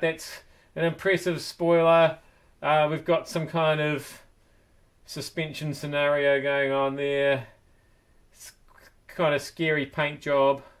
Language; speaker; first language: English; native; English